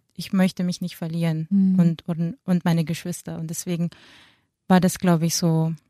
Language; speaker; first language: German; early bilingual, other home language; Filipino